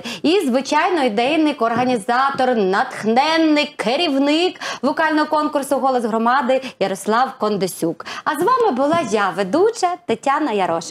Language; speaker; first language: Ukrainian; native; Ukrainian